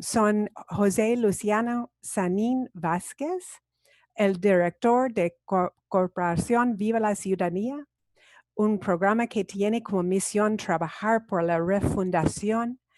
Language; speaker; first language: Spanish; non-native, fluent; English